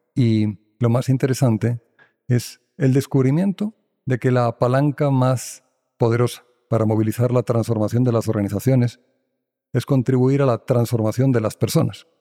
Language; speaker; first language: Spanish; native; Spanish